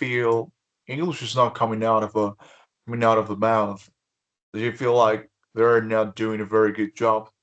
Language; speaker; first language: English; non-native, fluent; Spanish